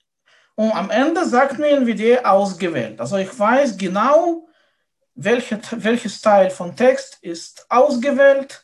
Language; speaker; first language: German; non-native, fluent; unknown